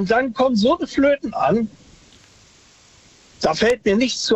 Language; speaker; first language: German; native; German